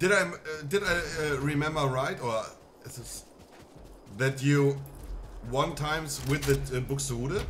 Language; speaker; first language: English; non-native, fluent; German